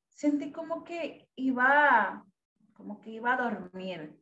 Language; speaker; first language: Spanish; non-native, fluent; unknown